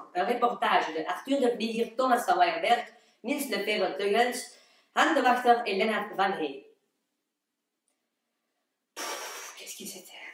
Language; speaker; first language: French; non-native, learner; Dutch